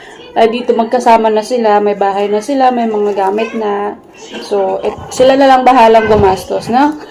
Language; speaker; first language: Filipino; native; Filipino